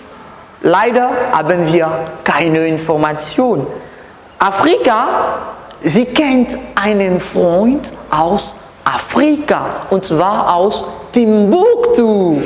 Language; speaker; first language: German; non-native, fluent; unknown